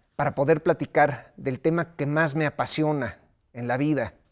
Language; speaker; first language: Spanish; native; Spanish